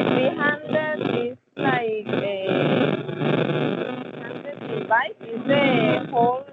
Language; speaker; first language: English; non-native, learner; Spanish